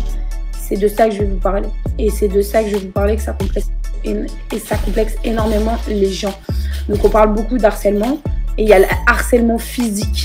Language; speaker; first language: French; native; French